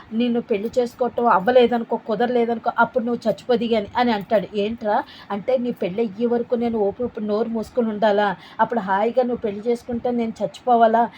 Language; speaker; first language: Telugu; native; Telugu